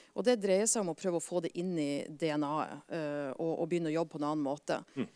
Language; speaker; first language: Norwegian; native; Norwegian